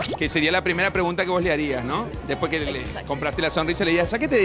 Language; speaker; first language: Spanish; native; Spanish